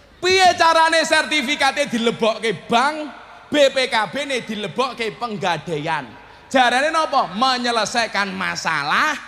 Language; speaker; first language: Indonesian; non-native, local second language; Javanese